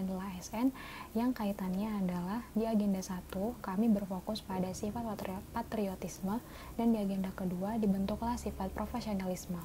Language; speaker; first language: Indonesian; native; Indonesian